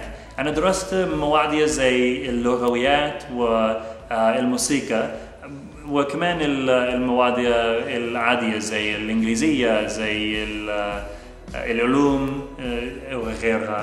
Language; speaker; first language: Arabic; non-native, fluent; English